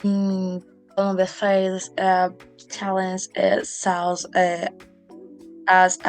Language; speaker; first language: English; non-native, learner; Spanish